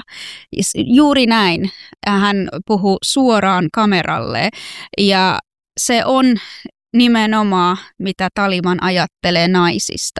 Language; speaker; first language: Finnish; non-native, fluent; Persian